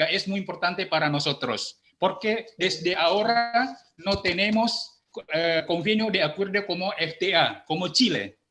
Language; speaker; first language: Spanish; non-native, learner; Indonesian